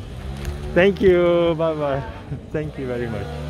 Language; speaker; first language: English; non-native, fluent; Portuguese